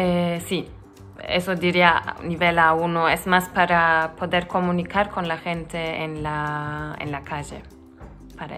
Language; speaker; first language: Spanish; non-native, fluent; Turkish